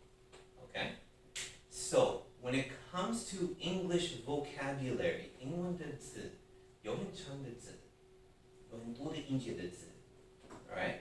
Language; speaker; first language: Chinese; non-native, learner; English